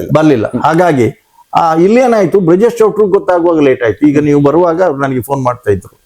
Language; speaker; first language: Kannada; non-native, local second language; Tulu